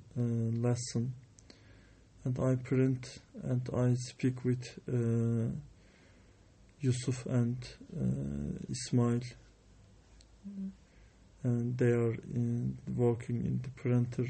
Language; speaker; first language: English; non-native, learner; Turkish